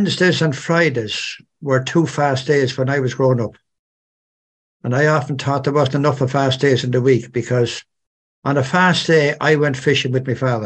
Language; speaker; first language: English; native; English